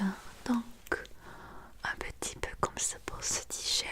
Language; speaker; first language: French; non-native, learner; English